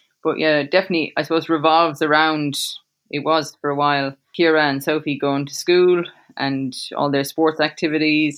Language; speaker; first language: English; native; English